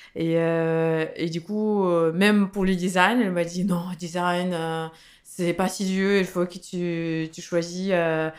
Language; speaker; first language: French; non-native, learner; Russian